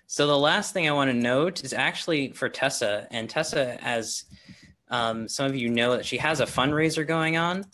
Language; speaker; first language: English; native; English